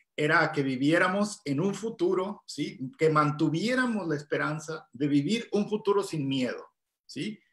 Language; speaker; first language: Spanish; native; Spanish